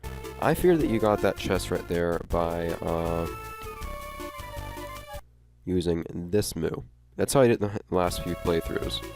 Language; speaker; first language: English; native; English